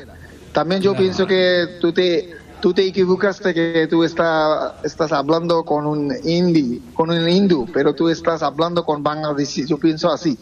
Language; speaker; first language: Spanish; non-native, fluent; Bangla